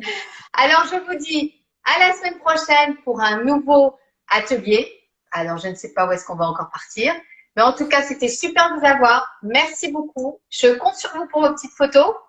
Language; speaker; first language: French; native; French